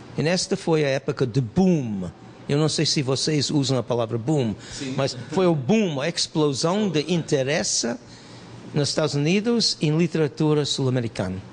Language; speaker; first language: Portuguese; non-native, fluent; English